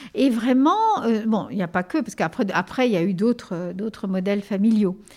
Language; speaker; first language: French; early bilingual, other home language; Spanish